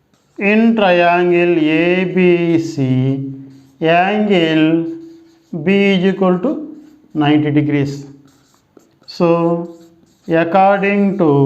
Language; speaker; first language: English; non-native, local second language; Telugu